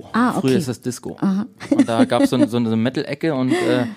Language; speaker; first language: German; native; German